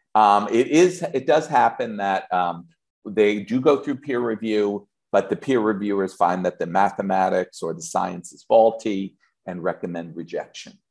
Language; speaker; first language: English; native; English